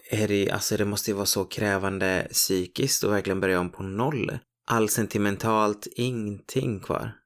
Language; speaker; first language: Swedish; early bilingual, other home language; Spanish